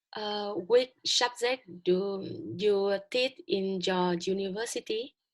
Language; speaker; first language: English; non-native, learner; Vietnamese